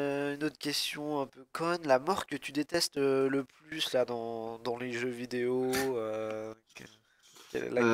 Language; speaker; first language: French; native; French